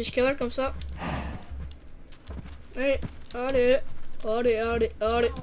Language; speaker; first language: French; native; French